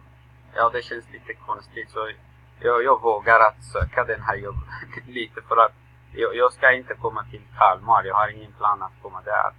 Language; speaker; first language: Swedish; non-native, learner; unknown